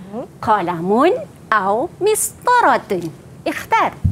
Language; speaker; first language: Arabic; non-native, fluent; Malay